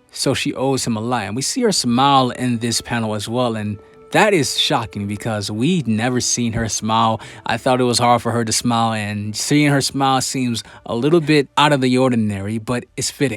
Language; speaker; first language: English; native; English